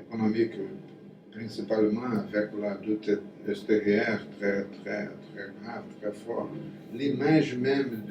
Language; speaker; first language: French; non-native, fluent; Portuguese